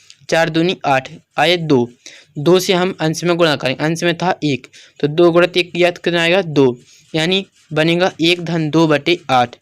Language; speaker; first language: Hindi; native; Hindi